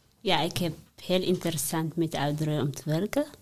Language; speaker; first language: Dutch; non-native, learner; Tigrinya